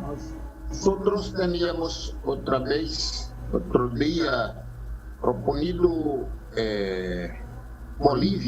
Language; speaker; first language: Spanish; non-native, fluent; Portuguese